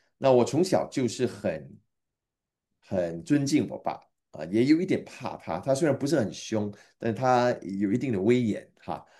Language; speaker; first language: Chinese; native; Chinese